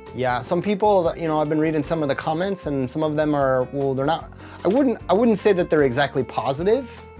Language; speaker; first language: English; native; English